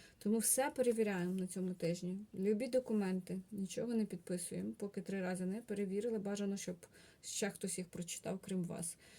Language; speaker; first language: Ukrainian; non-native, local second language; Russian